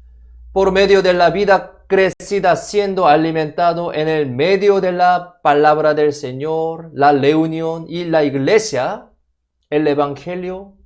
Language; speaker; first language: Spanish; non-native, fluent; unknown